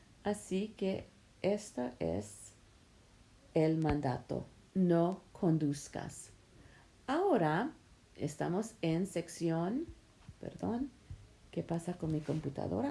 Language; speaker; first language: Spanish; non-native, fluent; English